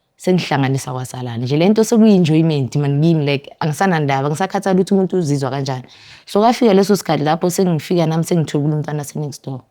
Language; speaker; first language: Zulu; native; Zulu